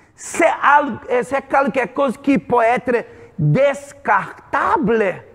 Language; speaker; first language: French; non-native, fluent; Portuguese